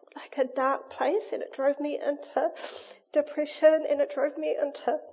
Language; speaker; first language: English; native; English